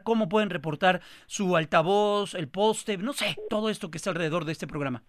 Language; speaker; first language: Spanish; native; Spanish